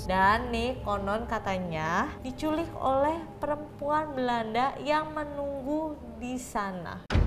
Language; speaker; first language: Indonesian; native; Indonesian